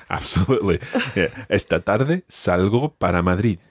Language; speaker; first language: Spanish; non-native, fluent; English